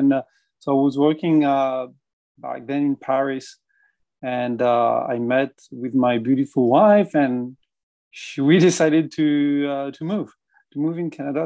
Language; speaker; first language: English; non-native, fluent; French